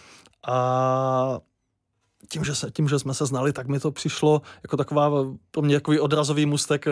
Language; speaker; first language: Czech; native; Czech